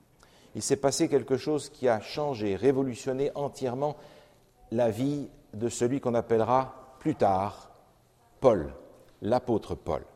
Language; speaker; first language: French; native; French